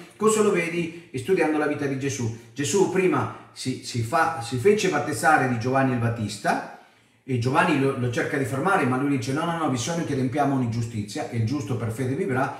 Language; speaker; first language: Italian; non-native, fluent; Spanish